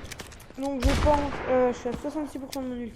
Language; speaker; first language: French; native; French